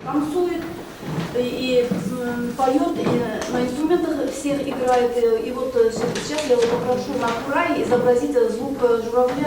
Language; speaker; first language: Russian; native; Russian